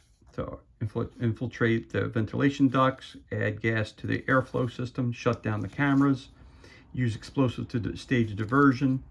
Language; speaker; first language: English; native; English